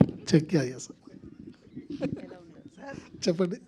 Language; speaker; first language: Telugu; non-native, learner; Tamil